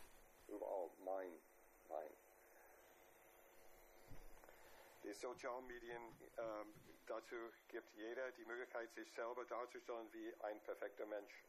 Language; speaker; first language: German; non-native, fluent; English